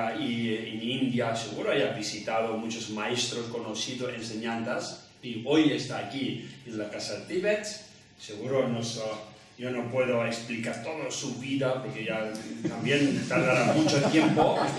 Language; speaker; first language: Spanish; non-native, learner; Tibetan